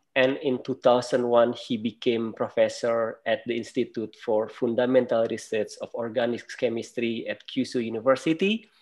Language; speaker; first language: English; non-native, fluent; Indonesian